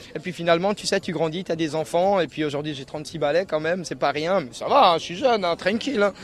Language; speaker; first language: French; native; French